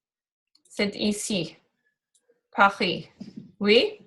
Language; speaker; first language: French; non-native, learner; English